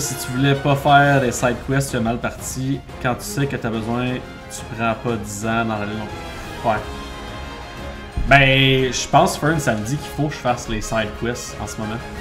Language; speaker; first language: French; native; French